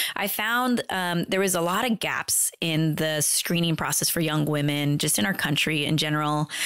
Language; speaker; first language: English; native; English